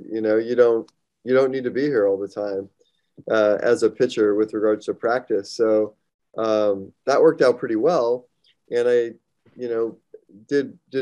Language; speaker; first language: English; native; English